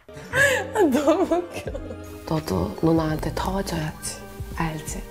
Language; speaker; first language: Korean; non-native, fluent; Turkish